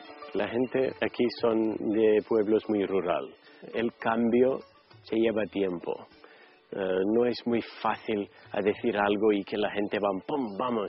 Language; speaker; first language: Spanish; non-native, fluent; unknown